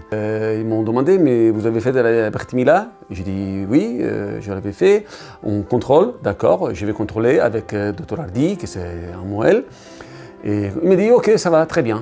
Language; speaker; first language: French; non-native, learner; Italian